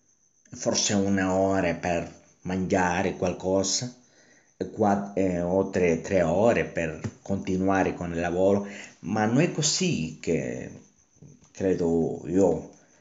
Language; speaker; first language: Italian; non-native, learner; Spanish